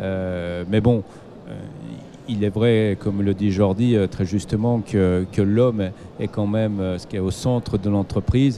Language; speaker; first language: French; native; French